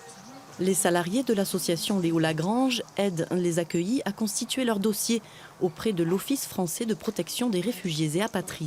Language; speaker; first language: French; native; French